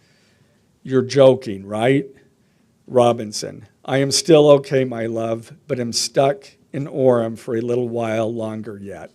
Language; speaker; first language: English; native; English